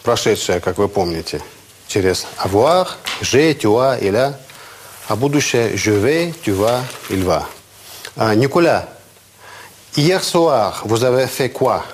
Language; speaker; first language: French; non-native, fluent; Russian